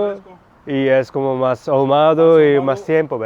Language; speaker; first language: Spanish; non-native, fluent; Korean